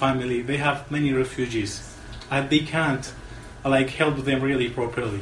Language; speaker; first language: English; non-native, learner; Arabic